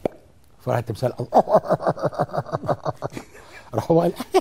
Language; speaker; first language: Arabic; native; Arabic